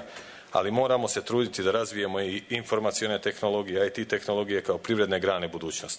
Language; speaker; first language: Serbian; native; Serbian